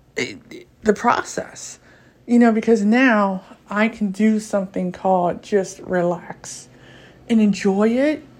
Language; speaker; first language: English; native; English